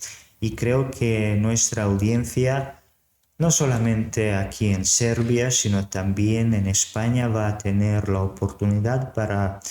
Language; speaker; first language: Spanish; non-native, fluent; Serbian